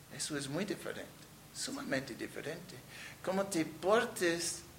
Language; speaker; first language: Spanish; non-native, fluent; English